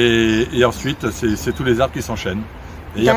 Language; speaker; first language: French; native; French